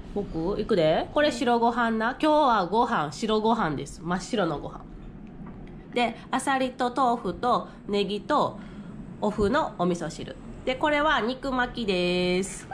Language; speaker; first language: Japanese; native; Japanese